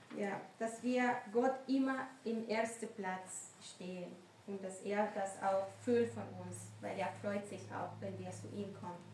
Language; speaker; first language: German; non-native, learner; Spanish